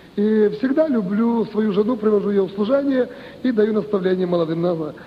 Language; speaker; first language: Russian; non-native, local second language; Ukrainian